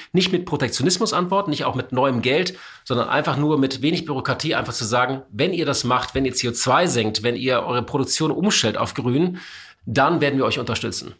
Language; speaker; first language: German; native; German